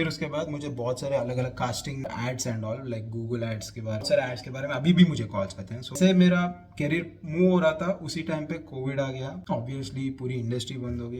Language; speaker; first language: Hindi; non-native, local second language; Telugu